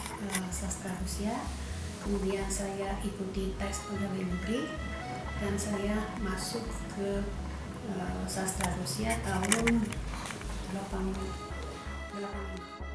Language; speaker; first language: Indonesian; non-native, fluent; Romanian